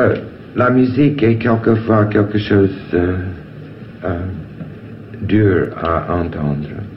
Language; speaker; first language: French; non-native, learner; English